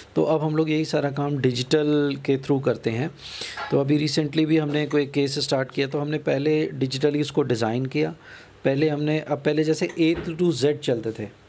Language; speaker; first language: Hindi; non-native, local second language; Punjabi